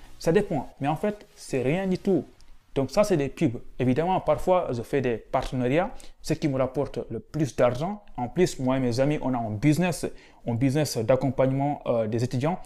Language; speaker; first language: French; non-native, local second language; Wolof